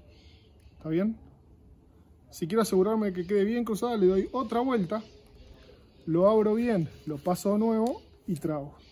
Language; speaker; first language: Spanish; native; Spanish